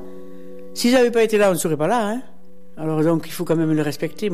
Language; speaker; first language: French; native; French